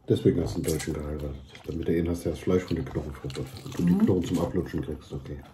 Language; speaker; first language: German; native; German